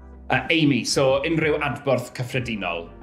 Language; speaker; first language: Welsh; native; Welsh